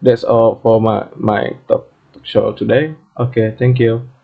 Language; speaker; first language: English; non-native, learner; Malay